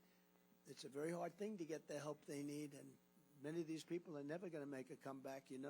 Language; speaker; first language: English; native; English